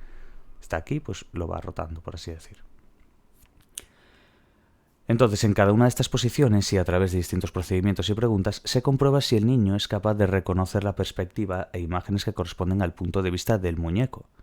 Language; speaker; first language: Spanish; native; Spanish